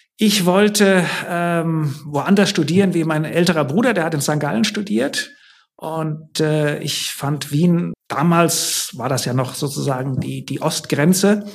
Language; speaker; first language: German; native; German